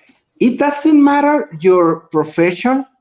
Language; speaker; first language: English; non-native, learner; Spanish